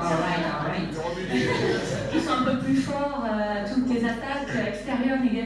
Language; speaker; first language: French; native; French